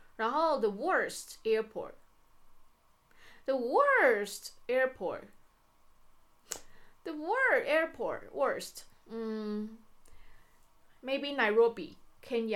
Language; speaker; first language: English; non-native, fluent; Chinese